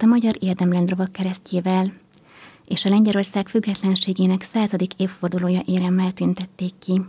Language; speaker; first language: Hungarian; native; Hungarian